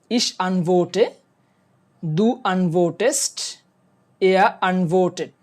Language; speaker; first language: German; non-native, fluent; Bangla